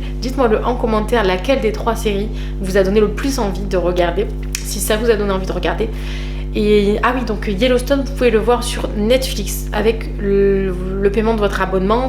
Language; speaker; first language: French; native; French